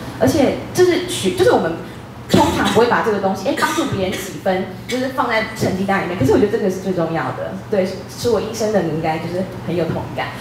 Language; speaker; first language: Chinese; native; Chinese